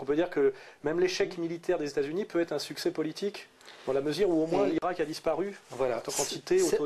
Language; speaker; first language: French; native; French